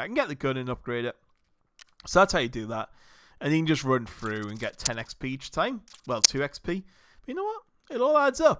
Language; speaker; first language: English; native; English